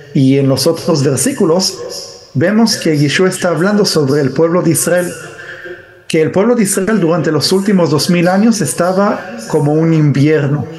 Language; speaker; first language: Spanish; early bilingual, heritage; Hebrew